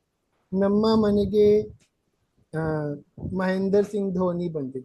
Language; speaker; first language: Kannada; non-native, learner; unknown